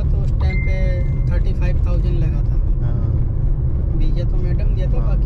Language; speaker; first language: Hindi; native; Hindi